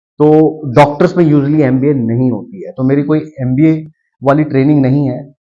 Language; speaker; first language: Hindi; native; Hindi